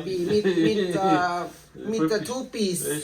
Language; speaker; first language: German; non-native, learner; Thai